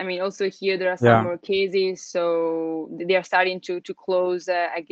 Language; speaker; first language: English; non-native, fluent; Italian